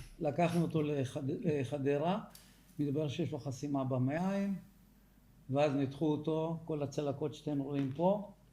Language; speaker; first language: Hebrew; early bilingual, other home language; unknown